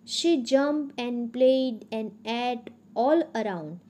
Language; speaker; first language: English; non-native, local second language; Gujarati